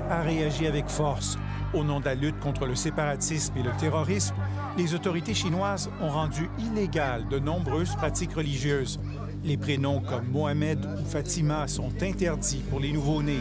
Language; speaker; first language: French; native; French